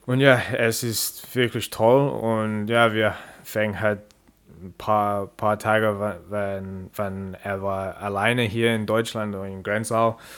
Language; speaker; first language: German; non-native, learner; English